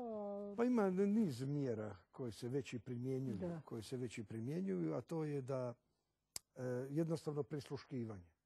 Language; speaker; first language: Croatian; native; Croatian